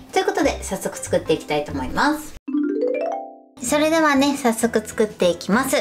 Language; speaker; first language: Japanese; native; Japanese